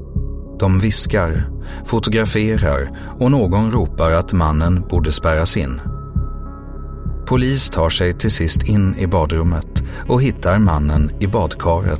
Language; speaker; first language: Swedish; native; Swedish